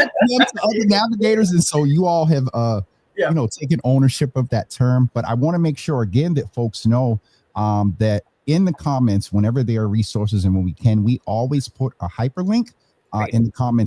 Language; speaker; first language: English; native; English